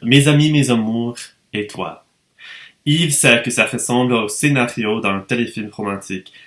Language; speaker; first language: French; non-native, fluent; English